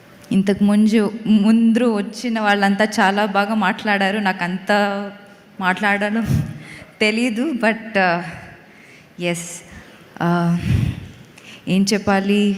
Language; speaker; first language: Telugu; non-native, learner; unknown